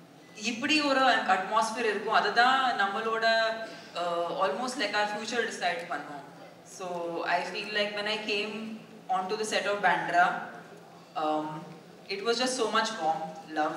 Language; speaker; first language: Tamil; non-native, fluent; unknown